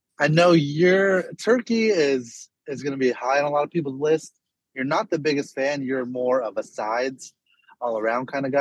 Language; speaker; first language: English; native; English